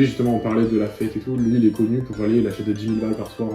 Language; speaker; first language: French; native; French